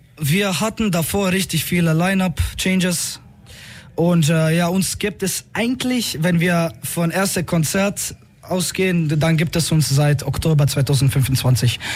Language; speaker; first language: German; early bilingual, other home language; Croatian